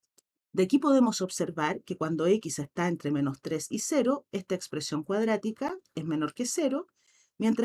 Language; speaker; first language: Spanish; native; Spanish